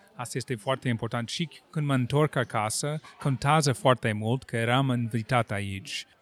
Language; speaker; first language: Romanian; non-native, fluent; English